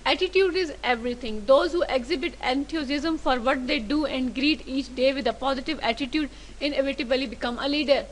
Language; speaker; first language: English; non-native, local second language; Urdu